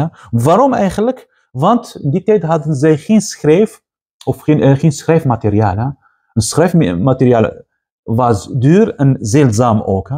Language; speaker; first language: Dutch; non-native, fluent; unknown